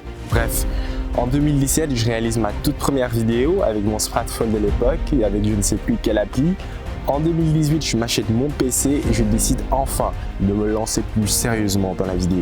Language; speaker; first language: French; native; French